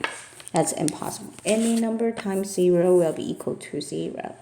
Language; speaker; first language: English; non-native, fluent; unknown